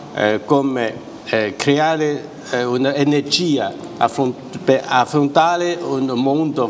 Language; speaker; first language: Italian; non-native, fluent; Chinese